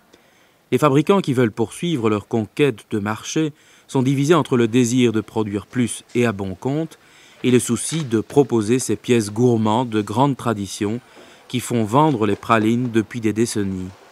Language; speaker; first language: French; native; French